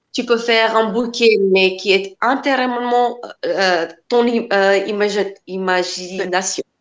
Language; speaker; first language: French; non-native, learner; Macedonian